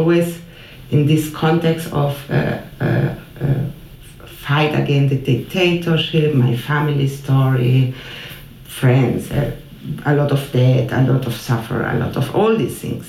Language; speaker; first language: English; non-native, fluent; Spanish